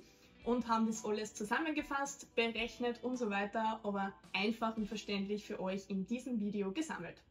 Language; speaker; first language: German; native; German